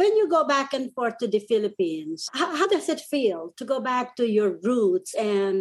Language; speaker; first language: English; non-native, local second language; Pampanga